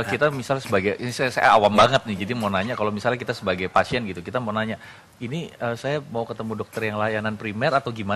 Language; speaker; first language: Indonesian; native; Indonesian